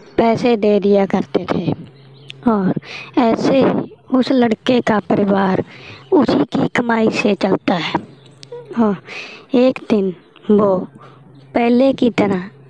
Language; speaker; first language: Hindi; native; Hindi